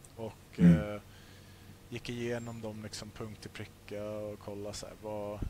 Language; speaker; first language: Swedish; native; Swedish